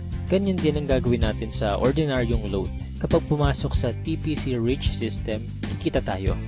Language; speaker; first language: Filipino; native; Filipino